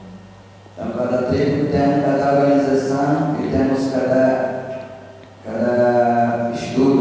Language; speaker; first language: Portuguese; non-native, local second language; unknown